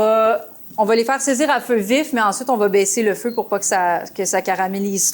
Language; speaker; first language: French; native; French